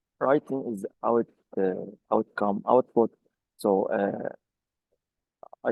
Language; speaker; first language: English; non-native, fluent; Arabic